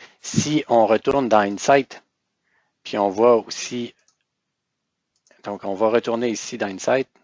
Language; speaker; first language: French; native; French